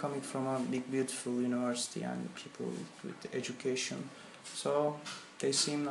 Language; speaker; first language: English; non-native, fluent; Turkish